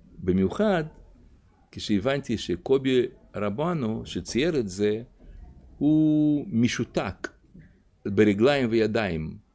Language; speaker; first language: Hebrew; non-native, fluent; Russian